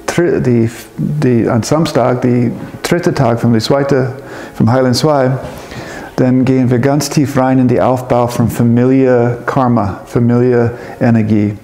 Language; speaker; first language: German; non-native, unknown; English